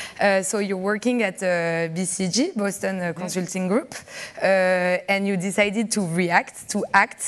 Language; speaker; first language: English; non-native, fluent; French